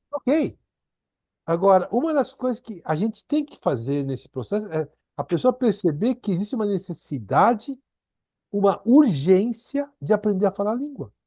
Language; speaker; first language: Portuguese; early bilingual, other home language; Korean